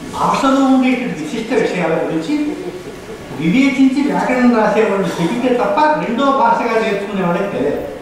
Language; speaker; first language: Telugu; native; Telugu